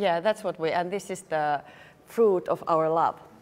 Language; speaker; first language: English; non-native, fluent; Finnish